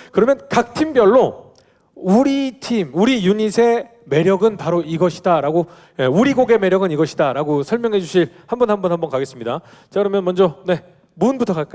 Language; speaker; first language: Korean; native; Korean